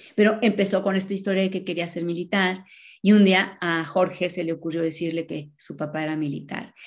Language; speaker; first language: Spanish; native; Spanish